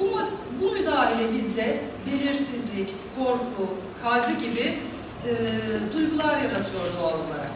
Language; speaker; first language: Turkish; native; Turkish